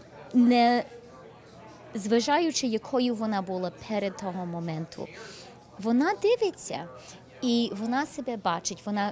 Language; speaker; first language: Ukrainian; early bilingual, heritage; Ukrainian